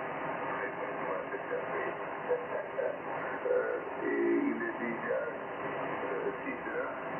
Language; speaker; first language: French; non-native, local second language; German